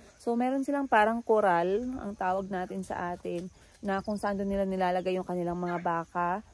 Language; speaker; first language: Filipino; non-native, local second language; Cebuano